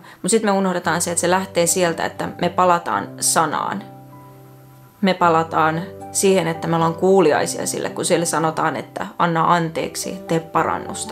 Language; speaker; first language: Finnish; native; Finnish